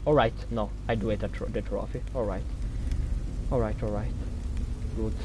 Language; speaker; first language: English; non-native, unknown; Italian